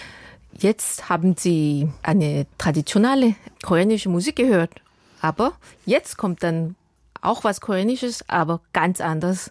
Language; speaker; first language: German; non-native, fluent; Korean